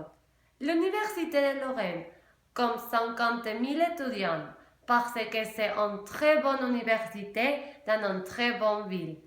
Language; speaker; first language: French; non-native, learner; Spanish